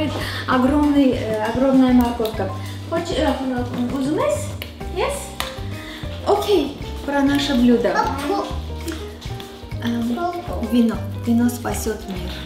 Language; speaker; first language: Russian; non-native, fluent; Armenian